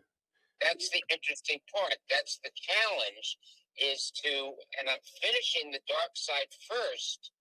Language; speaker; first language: English; native; English